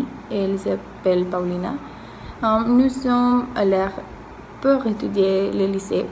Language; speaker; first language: French; non-native, learner; Spanish